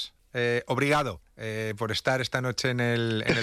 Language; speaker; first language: Spanish; native; Spanish